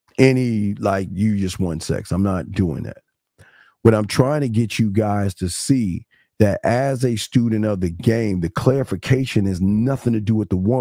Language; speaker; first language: English; native; English